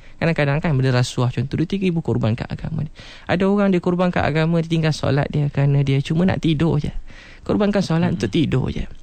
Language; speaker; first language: Malay; non-native, local second language; Chinese